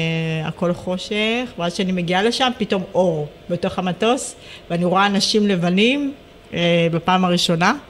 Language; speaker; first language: Hebrew; early bilingual, other home language; Amharic